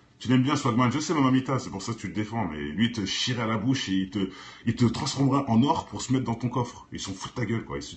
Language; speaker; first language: French; native; French